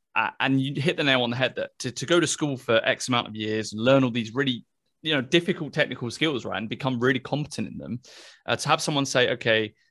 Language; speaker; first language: English; native; English